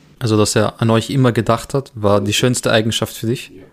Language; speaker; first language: German; early bilingual, other home language; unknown